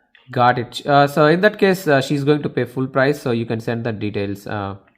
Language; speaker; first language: English; non-native, local second language; Telugu